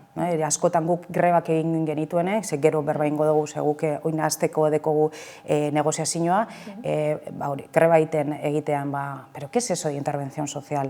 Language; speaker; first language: Basque; native; Basque